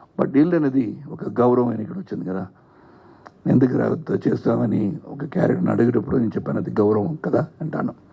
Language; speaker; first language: Telugu; non-native, learner; Tamil